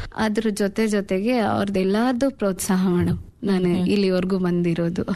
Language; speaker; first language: Kannada; non-native, local second language; Urdu